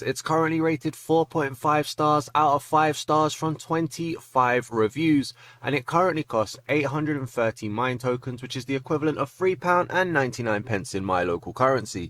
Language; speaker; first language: English; native; English